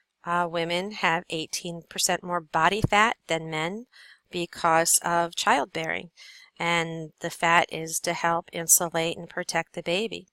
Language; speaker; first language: English; native; English